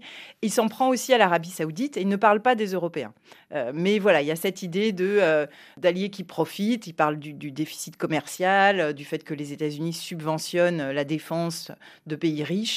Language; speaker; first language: French; native; French